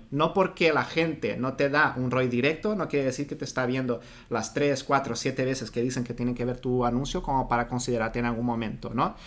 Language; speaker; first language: Spanish; non-native, fluent; Portuguese